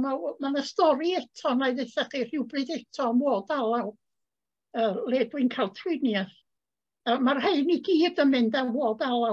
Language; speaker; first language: Welsh; native; Welsh